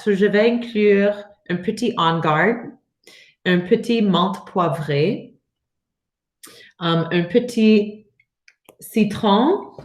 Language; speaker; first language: French; non-native, learner; English